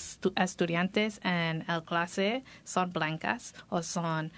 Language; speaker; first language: Spanish; non-native, learner; English